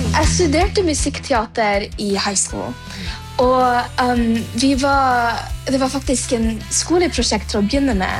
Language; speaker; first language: Norwegian; early bilingual, heritage; English